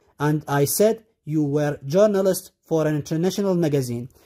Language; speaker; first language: English; non-native, fluent; Arabic